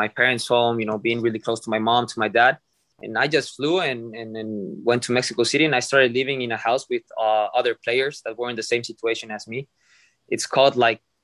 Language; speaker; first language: English; non-native, fluent; Spanish